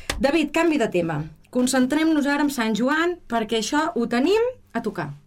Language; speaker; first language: Catalan; native; Catalan